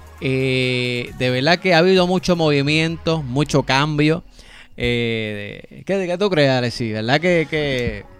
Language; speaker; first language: Spanish; native; Spanish